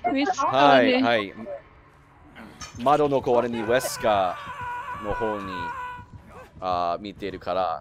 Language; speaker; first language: Japanese; non-native, learner; English